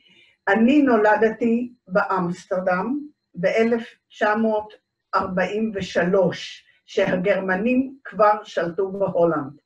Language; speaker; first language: Hebrew; early bilingual, other home language; Dutch